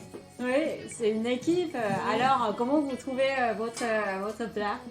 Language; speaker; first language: French; non-native, fluent; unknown